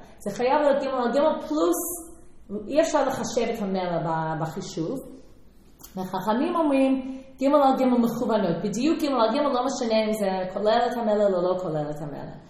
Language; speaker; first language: Hebrew; non-native, fluent; English